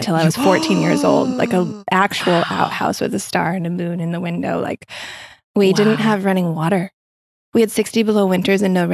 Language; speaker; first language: English; native; English